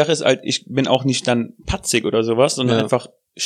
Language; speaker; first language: German; native; German